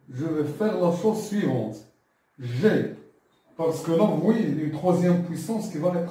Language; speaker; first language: French; non-native, local second language; Arabic